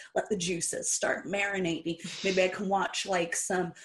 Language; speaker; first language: English; early bilingual, other home language; Portuguese